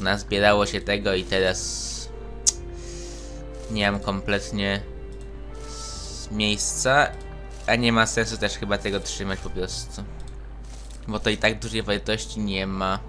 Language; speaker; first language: Polish; native; Polish